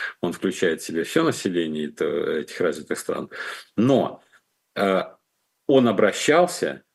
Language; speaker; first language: Russian; native; Russian